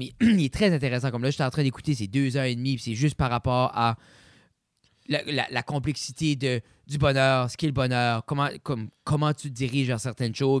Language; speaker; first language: French; native; French